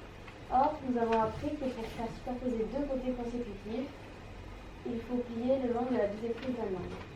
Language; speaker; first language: French; native; French